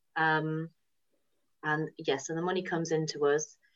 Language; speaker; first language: English; native; English